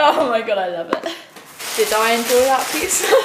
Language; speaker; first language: English; native; English